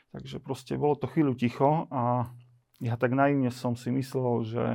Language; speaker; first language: Slovak; native; Slovak